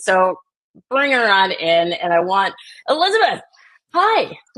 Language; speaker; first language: English; native; English